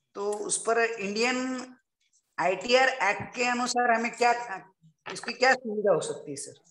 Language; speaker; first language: Hindi; non-native, local second language; Marathi